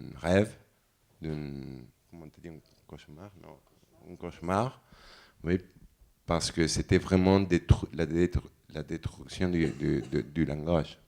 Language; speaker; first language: French; non-native, fluent; Spanish